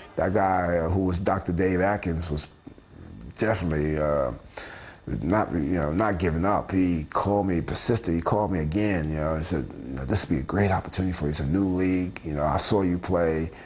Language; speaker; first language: English; native; English